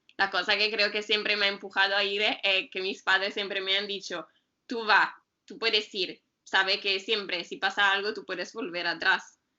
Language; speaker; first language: Spanish; non-native, fluent; Italian